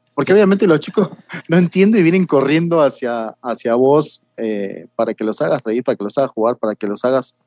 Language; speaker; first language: Spanish; native; Spanish